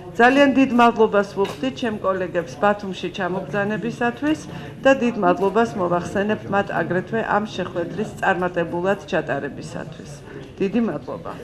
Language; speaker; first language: Georgian; native; Georgian